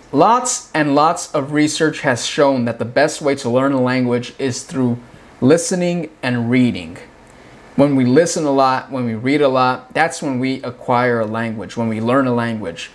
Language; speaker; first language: English; native; English